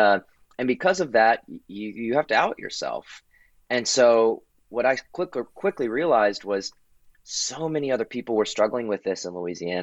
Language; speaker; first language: English; native; English